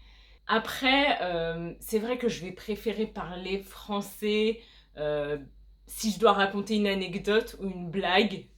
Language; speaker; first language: French; native; French